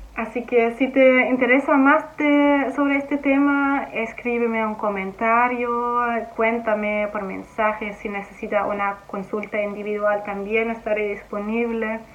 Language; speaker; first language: Spanish; non-native, fluent; German